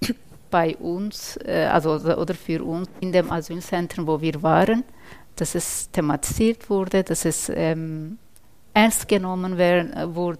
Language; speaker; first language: German; non-native, fluent; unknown